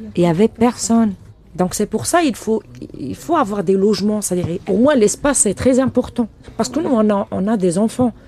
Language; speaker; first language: French; non-native, local second language; Arabic